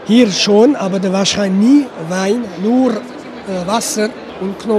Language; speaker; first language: German; non-native, local second language; French